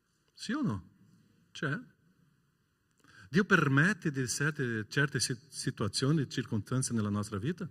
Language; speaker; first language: Italian; non-native, fluent; Portuguese